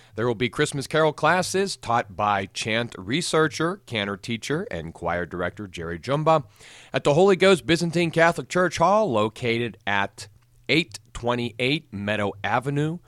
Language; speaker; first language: English; native; English